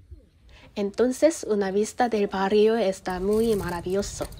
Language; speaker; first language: Spanish; non-native, learner; Korean